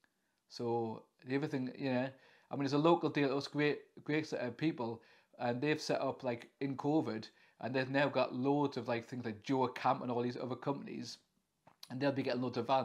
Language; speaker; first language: English; native; English